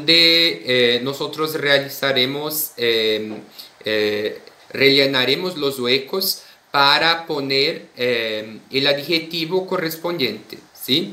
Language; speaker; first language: Spanish; non-native, fluent; Portuguese